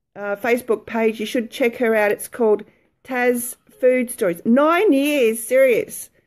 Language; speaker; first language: English; native; English